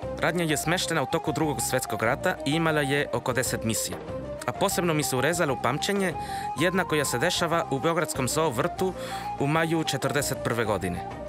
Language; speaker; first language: Serbian; non-native, fluent; Spanish